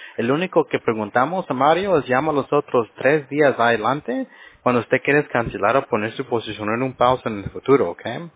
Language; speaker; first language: Spanish; early bilingual, heritage; Spanish